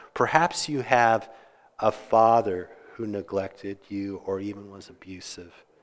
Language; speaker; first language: English; native; English